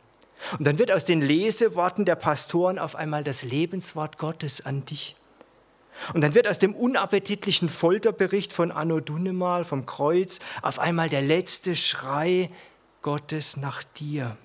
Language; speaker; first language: German; native; German